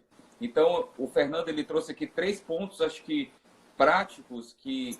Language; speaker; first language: Portuguese; native; Portuguese